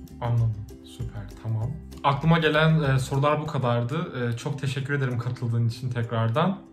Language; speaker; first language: Turkish; native; Turkish